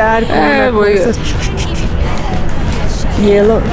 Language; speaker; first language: Spanish; non-native, learner; Portuguese